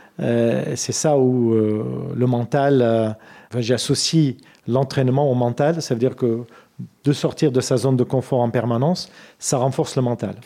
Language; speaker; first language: French; non-native, fluent; Armenian